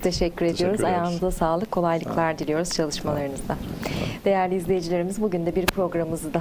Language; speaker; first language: Turkish; native; Turkish